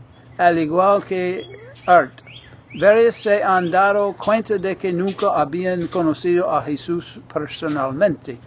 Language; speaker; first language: Spanish; non-native, fluent; English